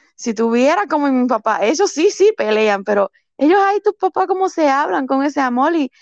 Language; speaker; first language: Spanish; early bilingual, heritage; Spanish